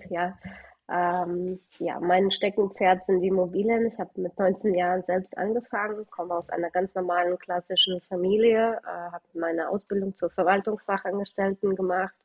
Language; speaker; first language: German; early bilingual, other home language; Russian